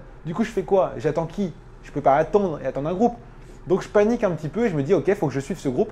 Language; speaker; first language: French; native; French